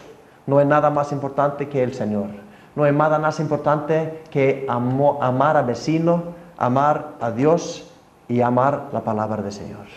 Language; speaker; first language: Spanish; non-native, fluent; Icelandic